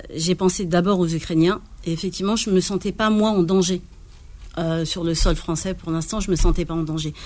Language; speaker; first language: French; early bilingual, other home language; Arabic